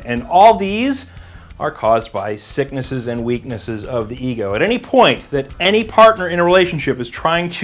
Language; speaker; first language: English; native; English